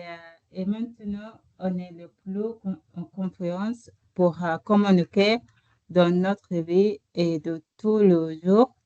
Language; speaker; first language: French; non-native, learner; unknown